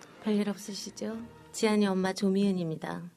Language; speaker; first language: Korean; native; Korean